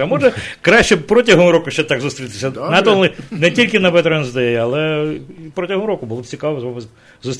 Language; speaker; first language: Ukrainian; native; Ukrainian